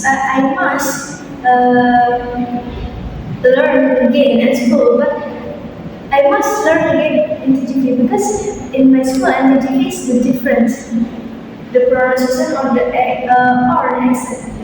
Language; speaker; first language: English; non-native, learner; Indonesian